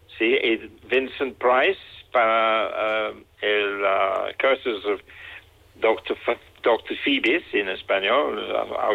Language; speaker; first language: Spanish; non-native, fluent; English